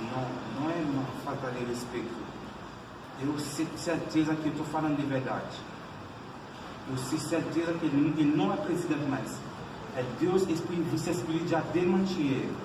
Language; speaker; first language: Portuguese; non-native, learner; Haitian Creole